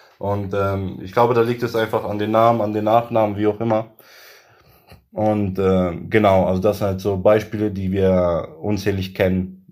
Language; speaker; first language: German; early bilingual, other home language; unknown